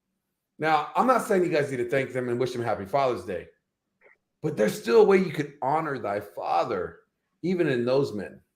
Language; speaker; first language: English; native; English